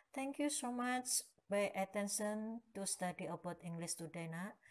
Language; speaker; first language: English; non-native, learner; Indonesian